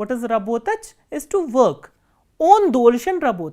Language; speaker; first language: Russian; non-native, fluent; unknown